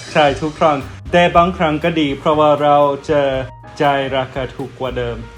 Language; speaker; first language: Thai; non-native, fluent; English